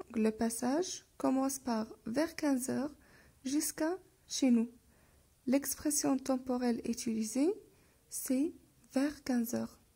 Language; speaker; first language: French; non-native, local second language; Arabic